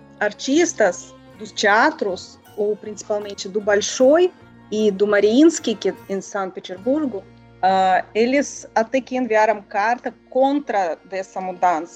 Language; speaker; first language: Portuguese; non-native, learner; Russian